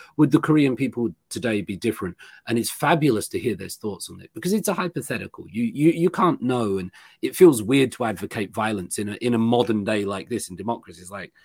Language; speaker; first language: English; native; English